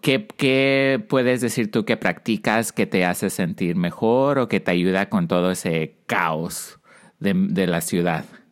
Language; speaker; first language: Spanish; early bilingual, heritage; Spanish